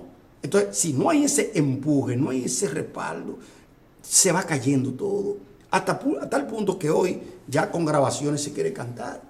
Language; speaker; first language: Spanish; native; Spanish